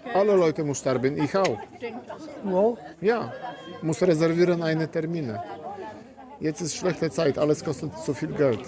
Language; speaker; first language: German; non-native, learner; Polish